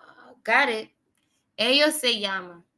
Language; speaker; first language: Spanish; non-native, learner; English